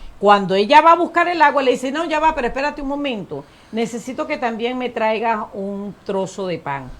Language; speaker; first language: Spanish; native; Spanish